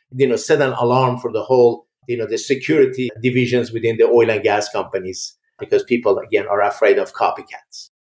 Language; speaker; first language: English; early bilingual, other home language; Persian